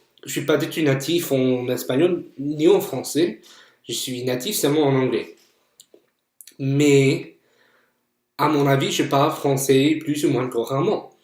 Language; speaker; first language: French; non-native, fluent; English